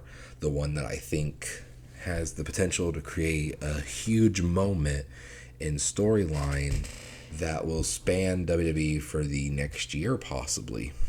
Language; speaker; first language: English; native; English